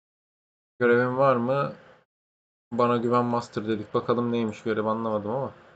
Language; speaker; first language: Turkish; native; Turkish